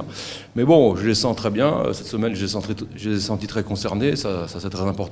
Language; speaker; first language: French; native; French